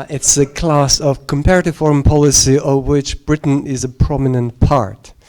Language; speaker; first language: English; non-native, fluent; Georgian